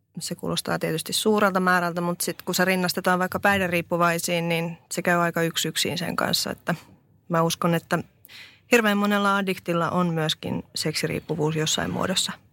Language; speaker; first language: Finnish; early bilingual, other home language; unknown